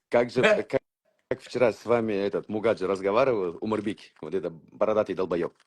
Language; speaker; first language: Russian; non-native, fluent; Uzbek